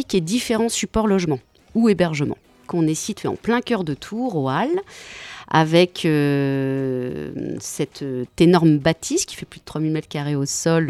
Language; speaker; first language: French; native; French